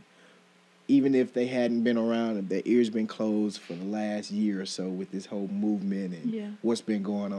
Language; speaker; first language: English; native; English